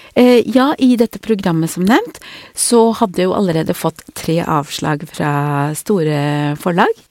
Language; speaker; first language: Norwegian; early bilingual, other home language; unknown